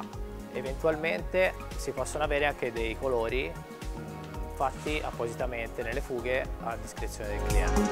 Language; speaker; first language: Italian; native; Italian